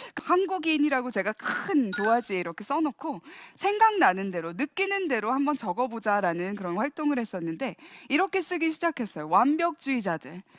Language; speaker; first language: Korean; early bilingual, heritage; Korean